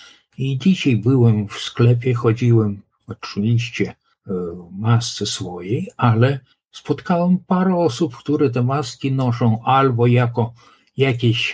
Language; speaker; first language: Polish; non-native, local second language; Lithuanian